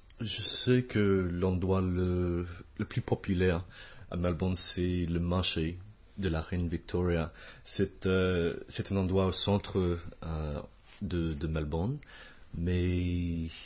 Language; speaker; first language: French; non-native, fluent; English